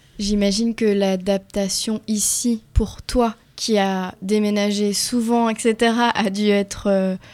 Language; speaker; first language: French; native; French